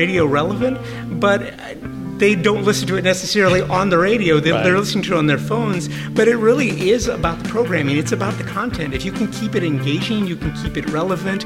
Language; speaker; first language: English; native; English